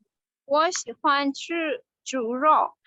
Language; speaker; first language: Chinese; non-native, learner; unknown